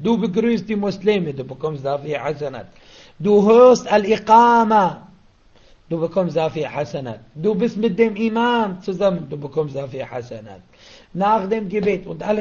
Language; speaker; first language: German; non-native, fluent; Arabic